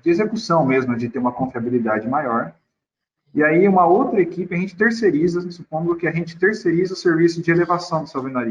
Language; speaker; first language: Portuguese; native; Portuguese